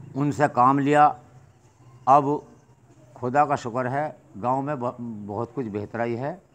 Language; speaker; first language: Hindi; native; Hindi